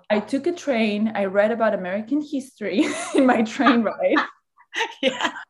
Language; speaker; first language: English; early bilingual, other home language; Spanish